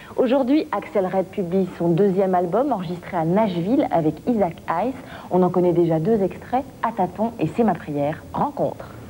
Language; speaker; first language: French; native; French